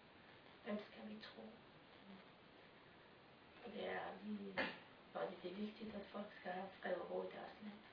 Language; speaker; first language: Danish; non-native, learner; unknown